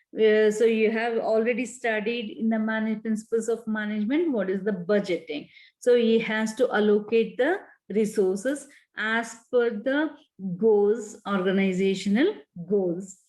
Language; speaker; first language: English; non-native, local second language; Kannada